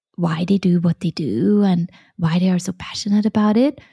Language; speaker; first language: English; non-native, fluent; German